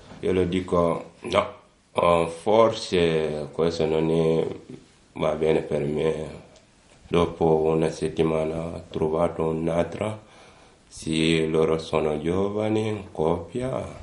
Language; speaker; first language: Italian; non-native, learner; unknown